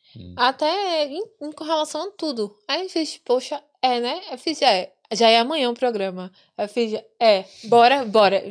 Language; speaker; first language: Portuguese; native; Portuguese